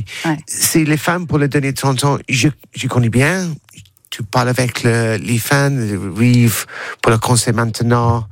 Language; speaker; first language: French; non-native, learner; English